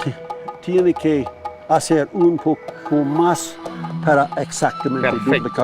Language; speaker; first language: Spanish; non-native, fluent; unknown